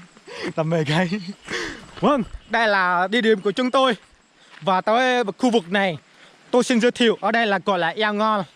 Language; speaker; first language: Vietnamese; non-native, local second language; Jarai